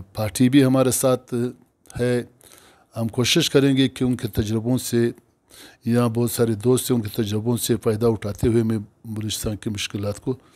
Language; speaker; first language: Urdu; non-native, local second language; Pashto